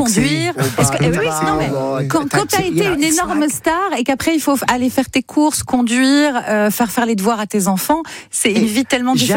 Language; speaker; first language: French; native; French